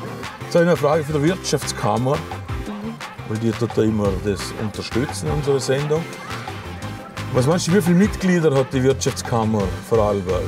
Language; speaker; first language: German; native; German